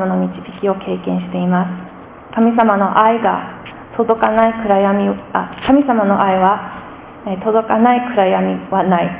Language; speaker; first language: Japanese; non-native, fluent; English